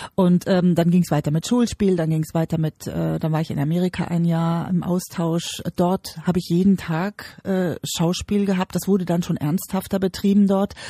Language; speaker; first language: German; native; German